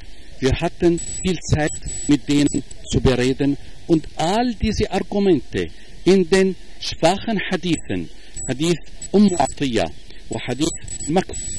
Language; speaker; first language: German; non-native, fluent; Arabic